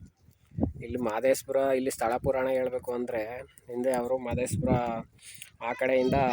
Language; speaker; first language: Kannada; native; Kannada